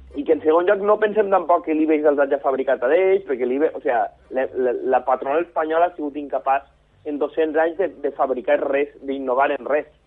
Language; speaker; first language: Catalan; native; Catalan